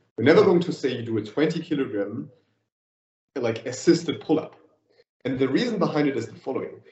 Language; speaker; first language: English; non-native, fluent; German